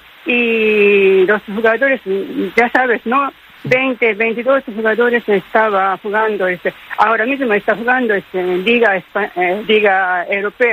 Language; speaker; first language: Spanish; non-native, learner; Japanese